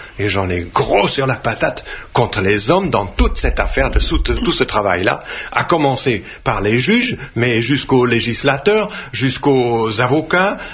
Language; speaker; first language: French; non-native, fluent; German